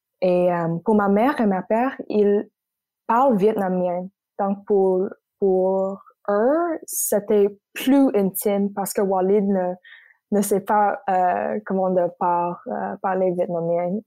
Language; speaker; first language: French; non-native, local second language; English